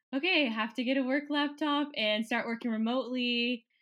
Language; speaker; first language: English; native; English